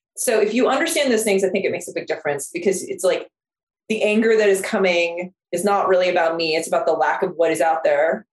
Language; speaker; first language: English; non-native, fluent; Korean